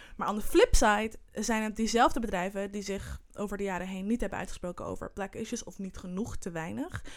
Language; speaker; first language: Dutch; early bilingual, other home language; Somali